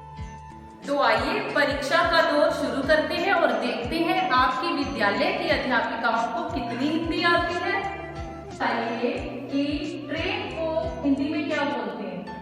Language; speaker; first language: Hindi; native; Hindi